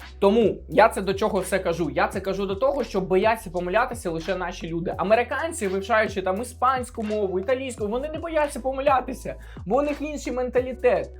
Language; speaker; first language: Ukrainian; native; Ukrainian